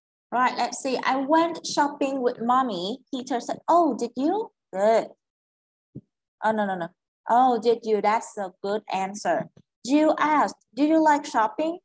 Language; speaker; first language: English; non-native, fluent; Vietnamese